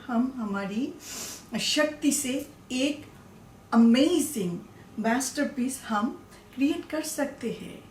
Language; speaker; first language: Hindi; non-native, learner; Bangla